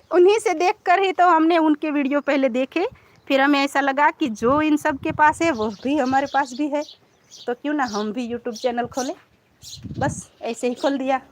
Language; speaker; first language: Hindi; non-native, local second language; Gujarati